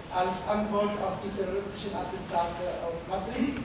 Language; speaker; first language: German; native; German